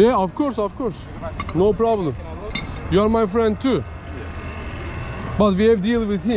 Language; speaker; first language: English; non-native, learner; Turkish